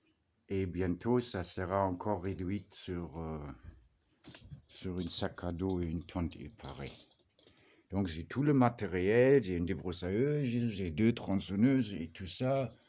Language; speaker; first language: French; non-native, fluent; German